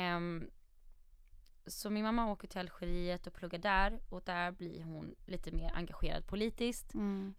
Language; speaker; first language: Swedish; early bilingual, other home language; Arabic